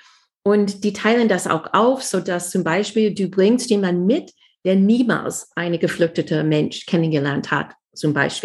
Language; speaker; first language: German; non-native, fluent; English